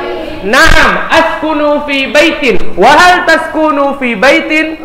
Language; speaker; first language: Arabic; non-native, fluent; Indonesian